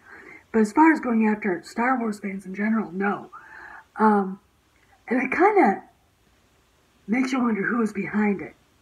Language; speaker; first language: English; native; English